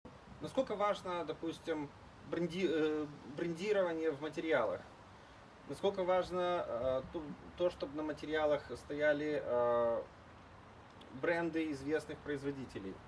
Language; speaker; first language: Russian; native; Russian